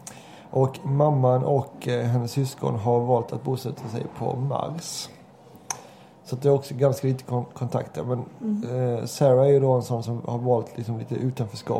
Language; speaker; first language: Swedish; native; Swedish